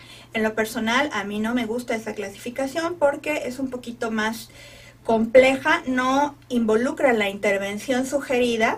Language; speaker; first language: Spanish; native; Spanish